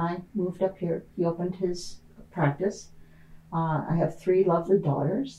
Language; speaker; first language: English; native; English